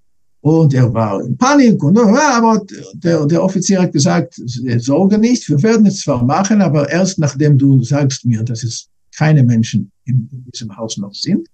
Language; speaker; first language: German; non-native, fluent; English